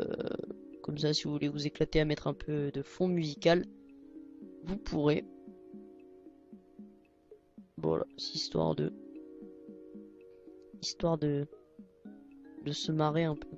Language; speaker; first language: French; native; French